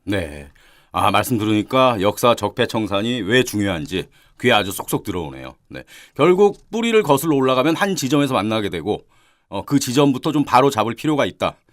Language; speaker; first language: Korean; native; Korean